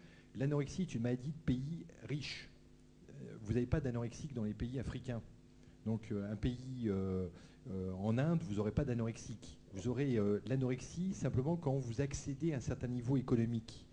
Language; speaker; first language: French; native; French